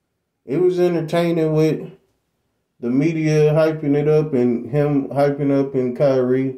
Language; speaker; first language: English; native; English